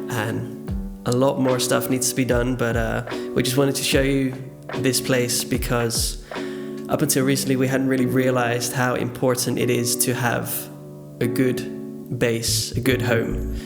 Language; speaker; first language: English; non-native, fluent; Dutch